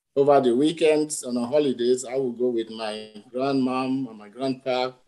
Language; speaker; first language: English; non-native, local second language; Yoruba